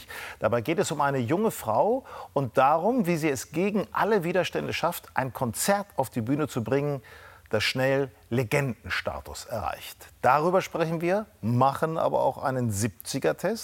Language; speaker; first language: German; native; German